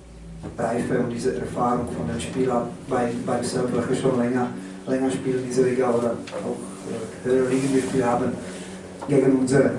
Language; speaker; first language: German; non-native, learner; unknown